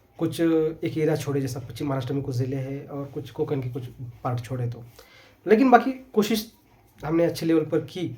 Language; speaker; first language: Hindi; non-native, local second language; Urdu